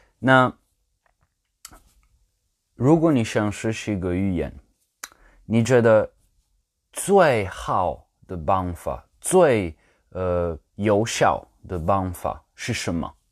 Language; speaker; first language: Chinese; non-native, learner; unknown